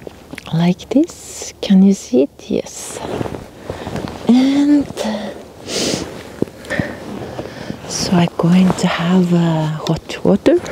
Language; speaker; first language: English; non-native, learner; Norwegian